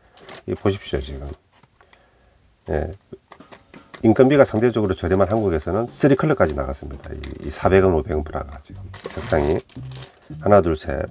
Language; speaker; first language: Korean; native; Korean